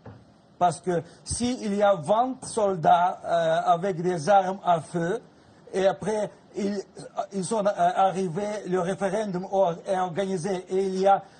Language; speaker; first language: French; non-native, fluent; Russian